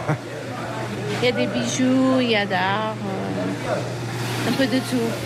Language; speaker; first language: French; non-native, fluent; English